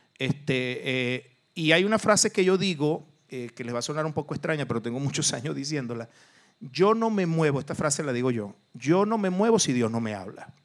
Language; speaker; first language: Spanish; early bilingual, other home language; Portuguese